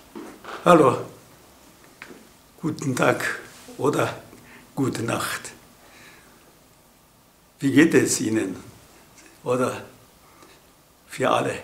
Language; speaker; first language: German; non-native, learner; Japanese